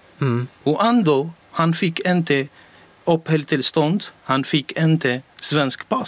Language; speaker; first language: Swedish; non-native, learner; Arabic